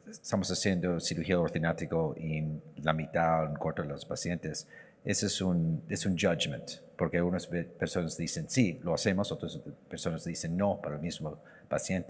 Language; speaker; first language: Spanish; non-native, learner; English